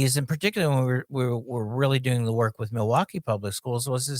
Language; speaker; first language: English; native; English